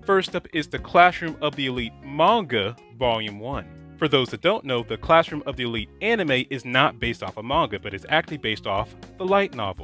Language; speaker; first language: English; native; English